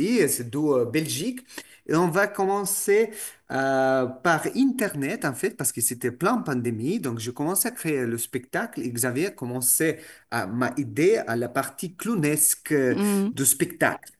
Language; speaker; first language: French; non-native, fluent; Russian